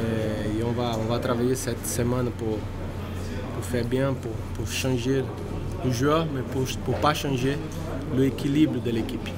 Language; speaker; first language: French; non-native, learner; Portuguese